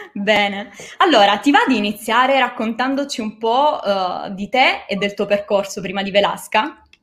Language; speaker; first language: Italian; native; Italian